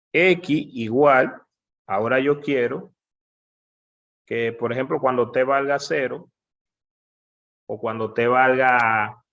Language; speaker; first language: Spanish; native; Spanish